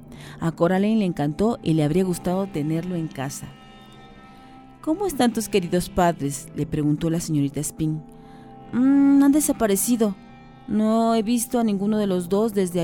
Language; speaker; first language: Spanish; native; Spanish